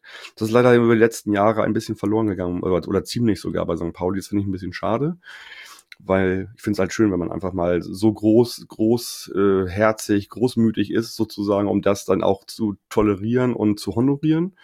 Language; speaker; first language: German; native; German